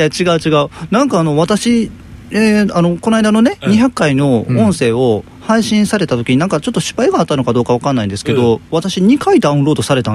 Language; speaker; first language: Japanese; native; Japanese